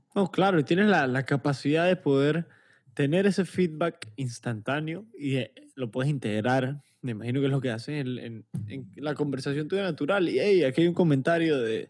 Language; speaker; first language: Spanish; native; Spanish